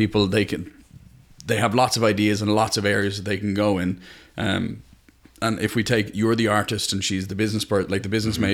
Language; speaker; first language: English; native; English